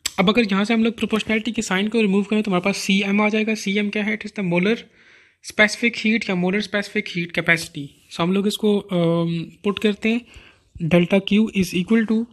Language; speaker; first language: Urdu; non-native, local second language; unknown